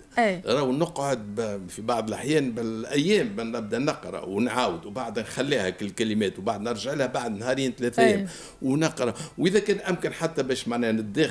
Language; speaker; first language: Arabic; native; Arabic